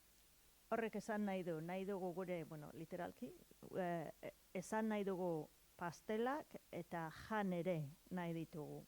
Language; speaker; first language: Basque; non-native, learner; English